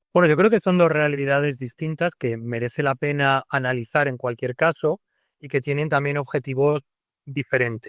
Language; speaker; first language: Spanish; native; Spanish